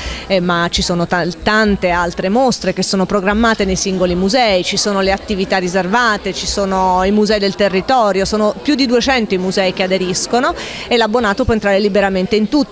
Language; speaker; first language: Italian; native; Italian